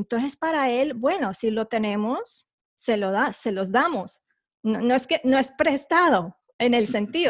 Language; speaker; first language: Spanish; early bilingual, heritage; Spanish